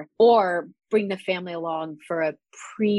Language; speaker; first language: English; native; English